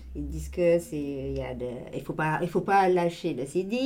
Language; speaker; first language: French; non-native, learner; Amharic